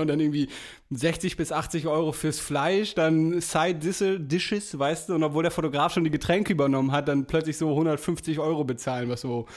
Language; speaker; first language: German; native; German